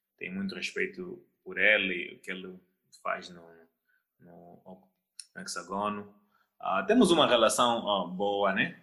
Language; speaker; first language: Portuguese; native; Portuguese